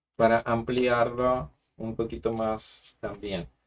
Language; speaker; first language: Spanish; non-native, fluent; Russian